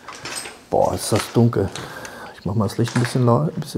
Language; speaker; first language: German; native; German